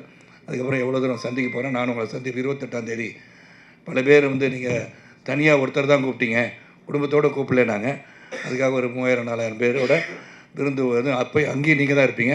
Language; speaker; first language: Tamil; native; Tamil